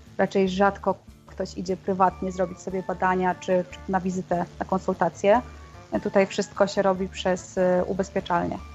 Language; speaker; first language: Polish; native; Polish